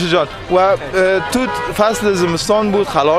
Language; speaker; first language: Persian; non-native, local second language; Pashto